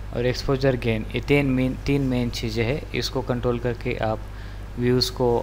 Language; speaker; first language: Hindi; non-native, local second language; Marathi